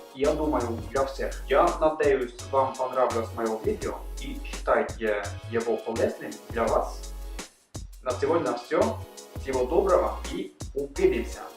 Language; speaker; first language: Russian; non-native, fluent; Norwegian